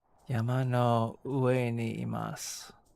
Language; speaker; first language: Japanese; non-native, learner; English